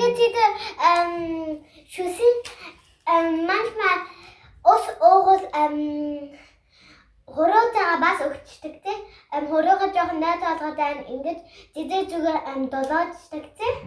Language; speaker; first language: Mongolian; early bilingual, heritage; Mongolian